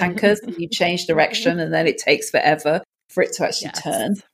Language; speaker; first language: English; native; English